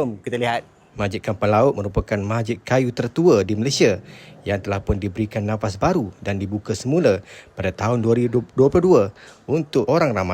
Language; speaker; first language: Malay; native; Malay